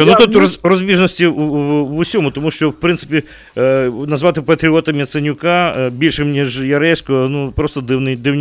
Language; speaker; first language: Ukrainian; native; Ukrainian